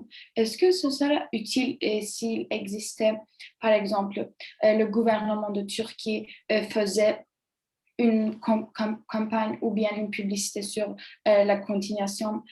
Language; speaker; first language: French; non-native, learner; Turkish